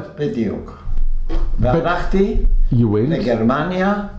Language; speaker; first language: Hebrew; non-native, fluent; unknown